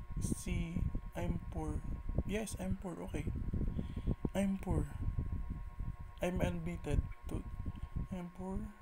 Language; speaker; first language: English; non-native, learner; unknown